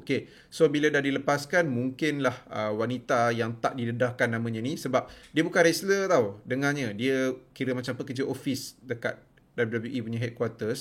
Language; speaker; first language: Malay; native; Malay